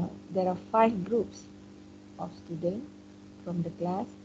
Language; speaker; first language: English; non-native, local second language; Malay